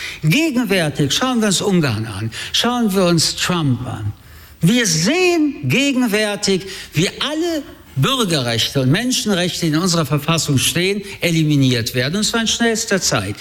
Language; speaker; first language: German; early bilingual, other home language; French